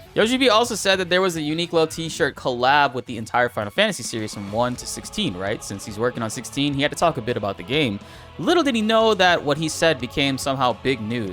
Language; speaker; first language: English; native; English